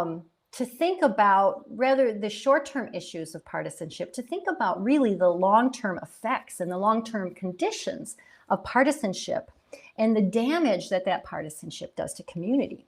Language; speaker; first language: English; native; English